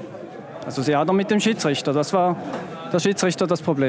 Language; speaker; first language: German; native; German